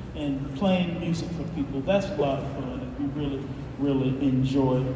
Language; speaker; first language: English; native; English